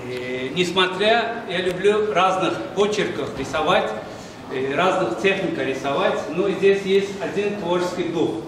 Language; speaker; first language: Russian; non-native, learner; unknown